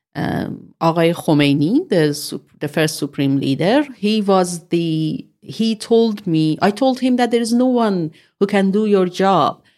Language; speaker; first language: English; non-native, fluent; Persian